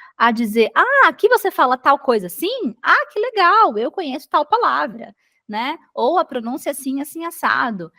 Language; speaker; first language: Portuguese; native; Portuguese